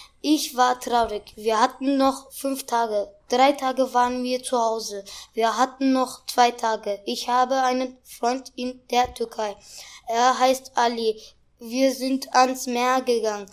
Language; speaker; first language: German; non-native, local second language; Turkish